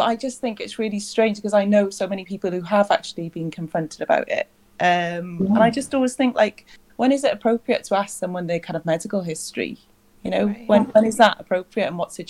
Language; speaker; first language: English; native; English